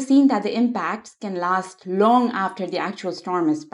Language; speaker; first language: English; non-native, local second language; Odia